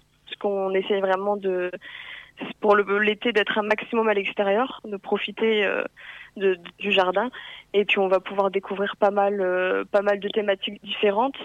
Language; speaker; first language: French; native; French